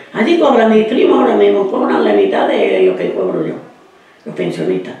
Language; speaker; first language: Spanish; native; Spanish